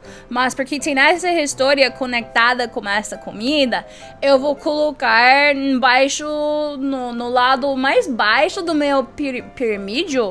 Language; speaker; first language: Portuguese; non-native, learner; English